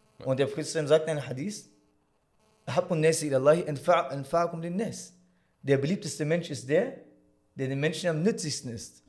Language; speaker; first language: German; early bilingual, other home language; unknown